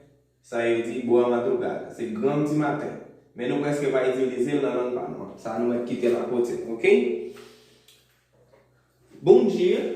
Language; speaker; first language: French; non-native, local second language; Haitian Creole